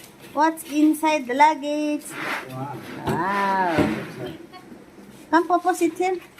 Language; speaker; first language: English; non-native, learner; Filipino